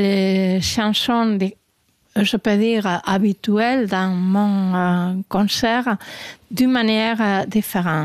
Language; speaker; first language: French; non-native, learner; Spanish